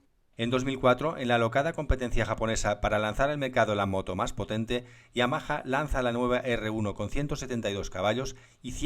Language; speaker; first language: Spanish; native; Spanish